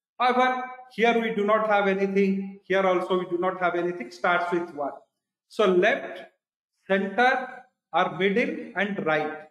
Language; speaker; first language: English; non-native, local second language; Odia